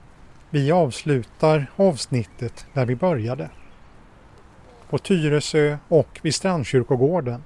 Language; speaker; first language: Swedish; native; Swedish